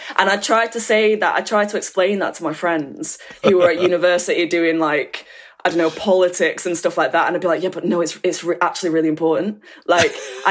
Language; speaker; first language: English; native; English